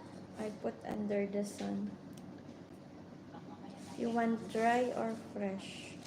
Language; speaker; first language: English; non-native, learner; Bikol